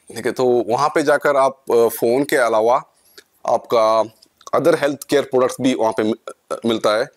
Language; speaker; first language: Hindi; non-native, local second language; Kannada